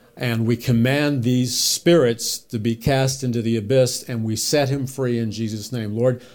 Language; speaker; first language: English; native; English